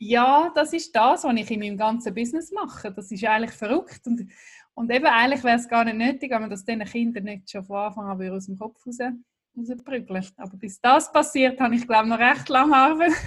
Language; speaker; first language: German; native; German